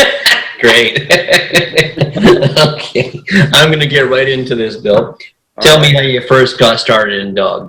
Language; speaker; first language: English; native; English